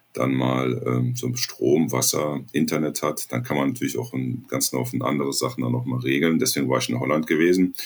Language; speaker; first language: German; native; German